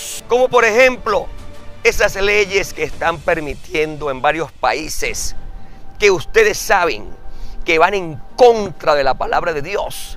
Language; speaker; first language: Spanish; native; Spanish